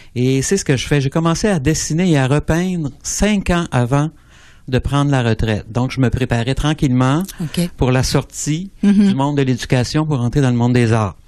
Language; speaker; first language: French; native; French